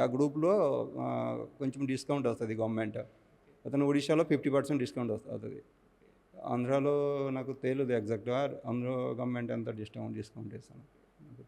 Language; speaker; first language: Telugu; non-native, local second language; Odia